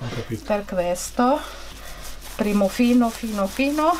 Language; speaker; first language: Italian; non-native, learner; Czech